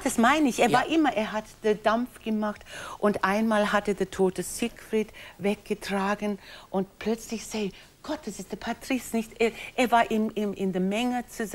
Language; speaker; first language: German; non-native, fluent; English